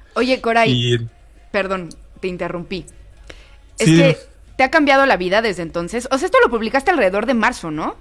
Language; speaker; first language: Spanish; native; Spanish